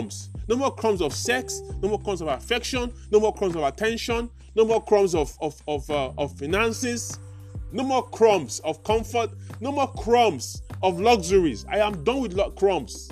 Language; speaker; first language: English; non-native, local second language; Yoruba